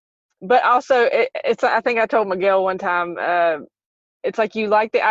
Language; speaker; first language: English; native; English